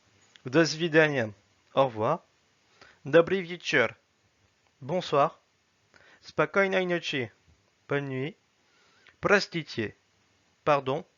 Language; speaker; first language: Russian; non-native, fluent; French